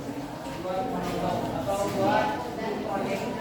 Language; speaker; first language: Malay; native; Malay